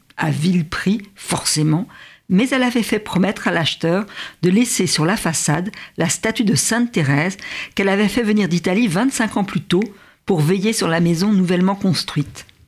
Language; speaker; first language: French; native; French